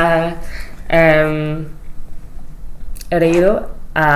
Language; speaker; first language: Spanish; non-native, learner; English